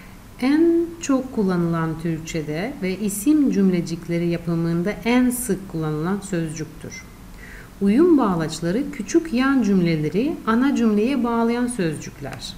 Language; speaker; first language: Turkish; non-native, fluent; Russian